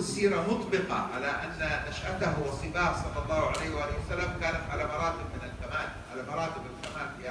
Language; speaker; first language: Arabic; native; Arabic